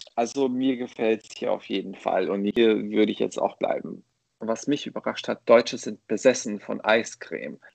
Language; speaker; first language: German; non-native, fluent; Bosnian